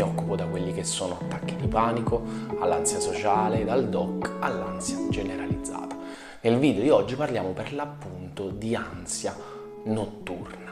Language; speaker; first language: Italian; native; Italian